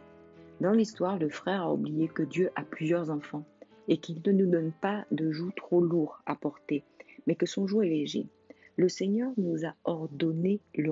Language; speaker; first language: French; native; French